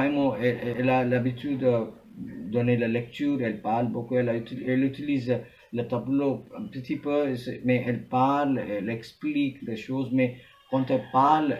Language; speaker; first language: French; non-native, fluent; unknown